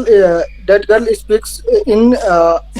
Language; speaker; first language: English; non-native, learner; Hindi